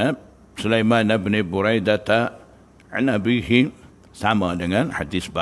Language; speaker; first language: Arabic; non-native, fluent; Malay